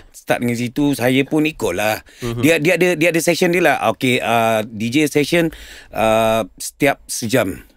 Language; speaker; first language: Malay; non-native, local second language; Chinese